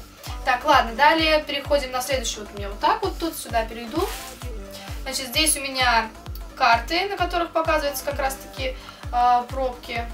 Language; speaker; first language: Russian; native; Russian